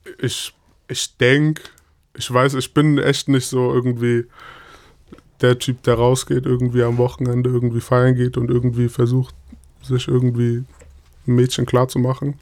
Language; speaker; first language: German; native; German